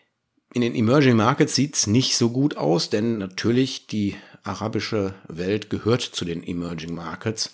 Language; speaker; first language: German; native; German